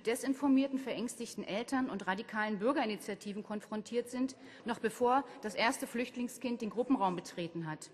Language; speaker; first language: German; native; German